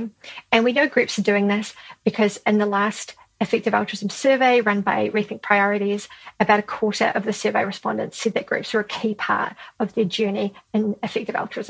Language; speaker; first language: English; native; English